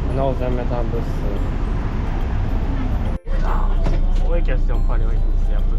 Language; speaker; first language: Finnish; non-native, learner; Japanese